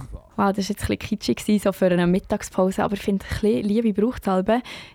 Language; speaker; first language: German; native; German